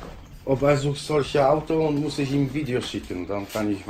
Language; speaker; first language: German; non-native, learner; Polish